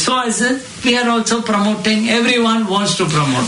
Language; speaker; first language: English; non-native, local second language; Marathi